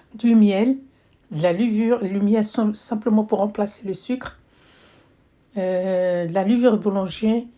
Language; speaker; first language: French; non-native, local second language; Arabic